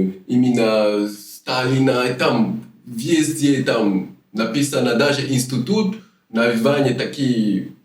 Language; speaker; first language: Russian; non-native, learner; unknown